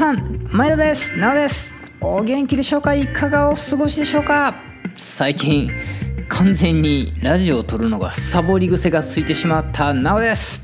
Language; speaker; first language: Japanese; native; Japanese